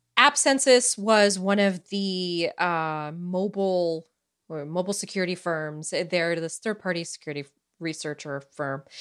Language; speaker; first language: English; early bilingual, other home language; Romanian